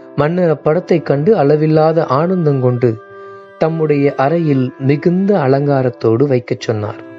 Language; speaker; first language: Tamil; native; Tamil